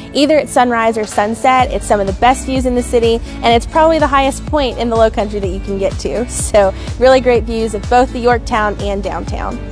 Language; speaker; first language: English; native; English